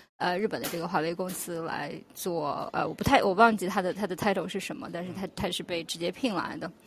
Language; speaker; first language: Chinese; non-native, local second language; Uyghur